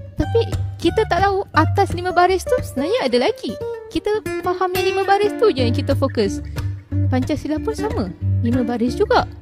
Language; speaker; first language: Malay; native; Malay